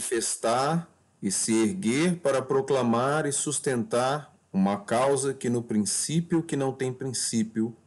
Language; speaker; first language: Portuguese; native; Portuguese